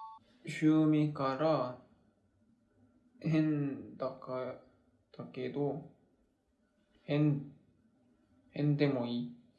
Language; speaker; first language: Japanese; non-native, learner; Korean